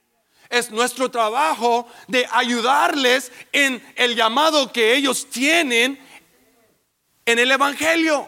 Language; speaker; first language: Spanish; early bilingual, heritage; English